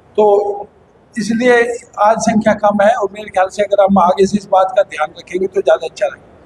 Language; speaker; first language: Hindi; native; Hindi